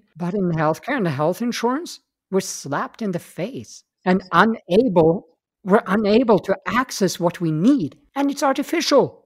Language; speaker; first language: English; non-native, fluent; Swedish